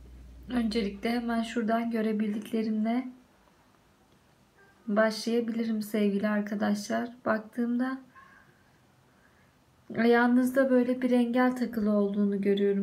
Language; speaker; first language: Turkish; native; Turkish